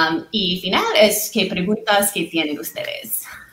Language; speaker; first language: Spanish; non-native, fluent; English